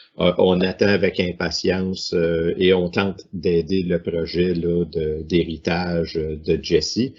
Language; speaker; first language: French; native; French